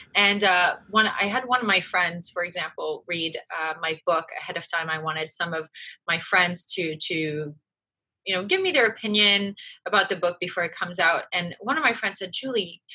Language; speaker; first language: English; early bilingual, other home language; French